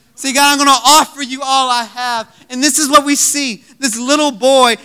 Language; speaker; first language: English; native; English